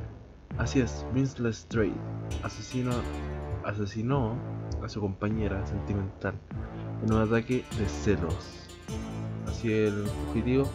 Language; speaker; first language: Spanish; native; Spanish